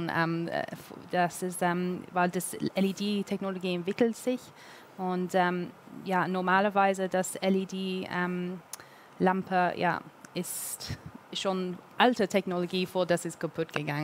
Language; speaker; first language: German; non-native, learner; English